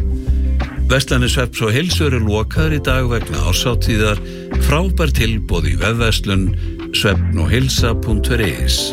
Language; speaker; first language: Icelandic; native; Icelandic